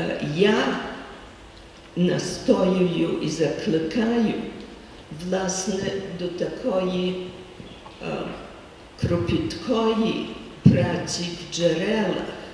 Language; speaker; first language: Ukrainian; early bilingual, heritage; Ukrainian